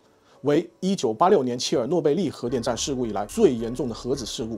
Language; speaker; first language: Chinese; native; Chinese